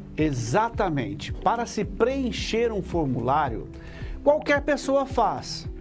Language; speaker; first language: Portuguese; early bilingual, heritage; Portuguese